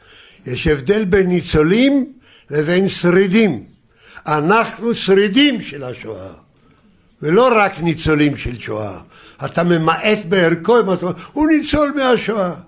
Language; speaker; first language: Hebrew; early bilingual, other home language; Yiddish